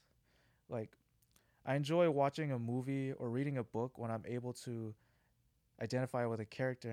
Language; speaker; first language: English; native; English